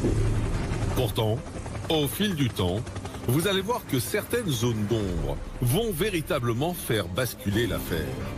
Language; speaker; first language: French; native; French